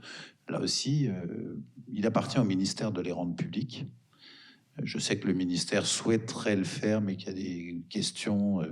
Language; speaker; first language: French; native; French